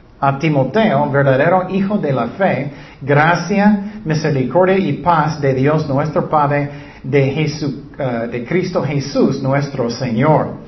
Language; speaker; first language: Spanish; non-native, learner; English